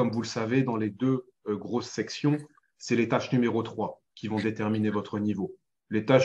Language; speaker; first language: French; native; French